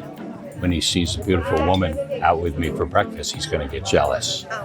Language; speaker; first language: English; native; English